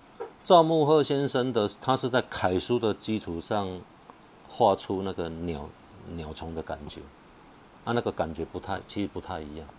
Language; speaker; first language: Chinese; non-native, local second language; Min Nan Chinese